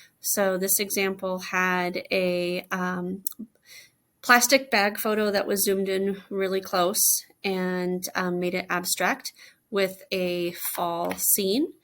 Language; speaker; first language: English; native; English